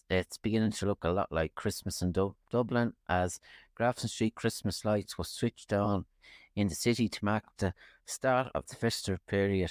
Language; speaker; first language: English; native; English